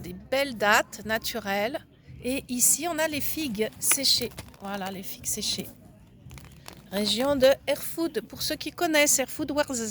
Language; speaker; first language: French; native; French